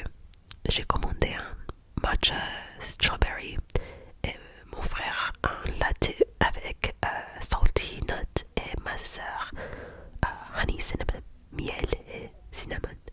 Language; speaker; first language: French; non-native, learner; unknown